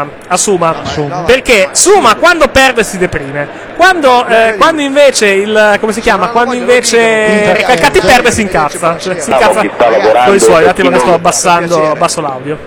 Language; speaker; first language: Italian; native; Italian